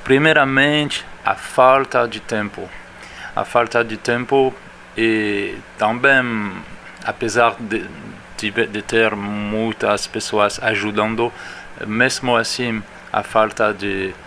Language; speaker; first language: Portuguese; non-native, fluent; French